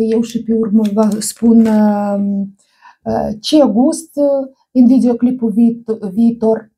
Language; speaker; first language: Romanian; non-native, learner; Russian